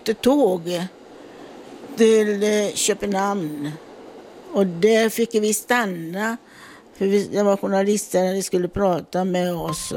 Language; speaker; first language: Swedish; non-native, fluent; Italian